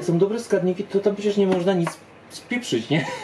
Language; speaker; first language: Polish; native; Polish